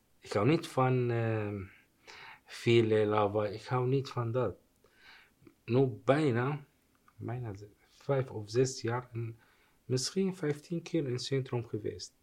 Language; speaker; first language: Dutch; non-native, learner; Arabic